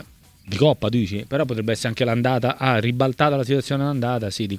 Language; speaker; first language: Italian; native; Italian